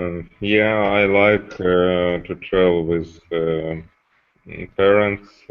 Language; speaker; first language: English; non-native, learner; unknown